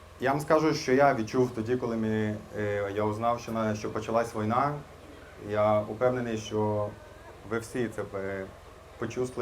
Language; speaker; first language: Ukrainian; non-native, local second language; Russian